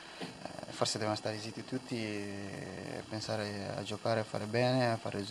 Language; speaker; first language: Italian; non-native, fluent; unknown